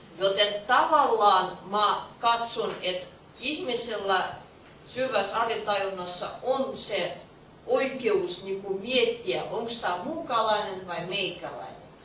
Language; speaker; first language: Finnish; non-native, fluent; Russian